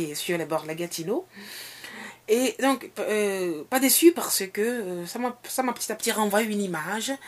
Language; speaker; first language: French; non-native, local second language; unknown